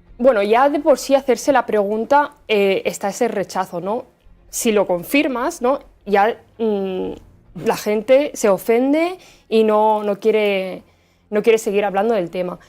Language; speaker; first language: Spanish; early bilingual, other home language; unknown